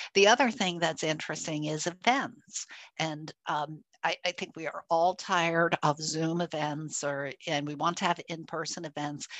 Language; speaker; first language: English; native; English